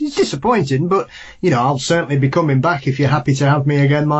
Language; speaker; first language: English; native; English